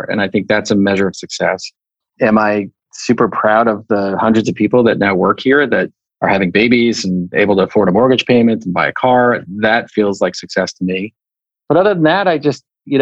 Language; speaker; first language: English; native; English